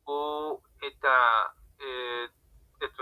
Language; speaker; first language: French; non-native, learner; Spanish